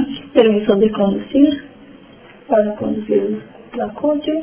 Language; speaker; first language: Spanish; non-native, learner; Romanian